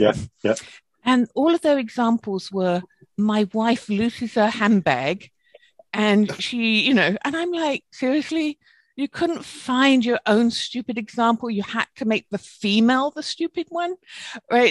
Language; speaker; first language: English; native; English